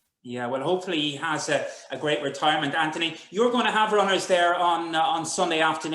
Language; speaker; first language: English; native; English